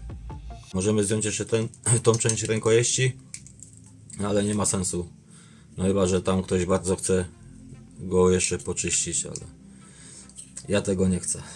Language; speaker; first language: Polish; native; Polish